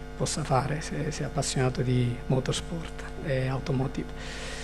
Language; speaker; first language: Italian; native; Italian